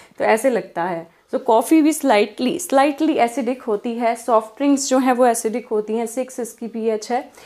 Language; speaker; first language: Hindi; non-native, local second language; Punjabi